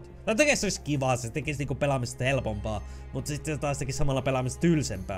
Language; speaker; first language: Finnish; native; Finnish